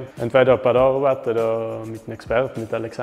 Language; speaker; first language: German; native; German